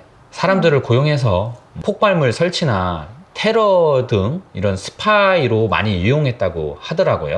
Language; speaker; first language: Korean; native; Korean